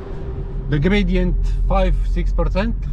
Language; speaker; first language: English; non-native, learner; Romanian